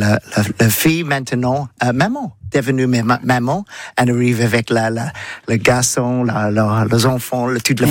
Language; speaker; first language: French; non-native, learner; English